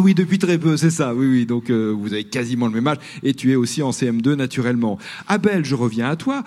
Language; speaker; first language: French; native; French